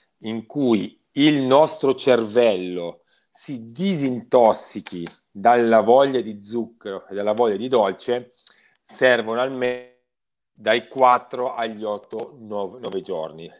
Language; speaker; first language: Italian; native; Italian